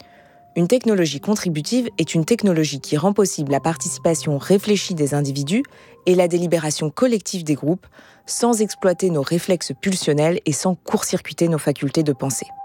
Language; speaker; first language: French; native; French